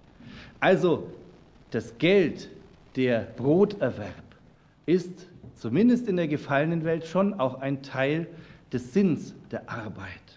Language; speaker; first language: German; native; German